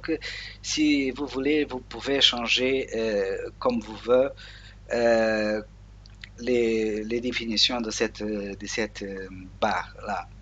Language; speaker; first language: French; non-native, learner; Portuguese